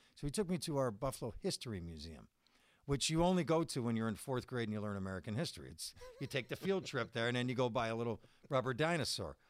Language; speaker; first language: English; native; English